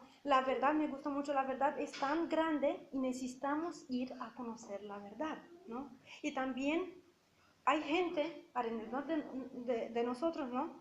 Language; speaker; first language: Spanish; non-native, fluent; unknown